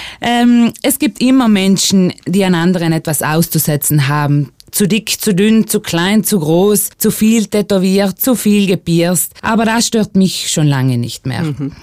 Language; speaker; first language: German; native; German